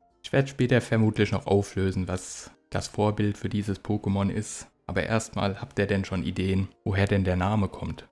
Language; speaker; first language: German; native; German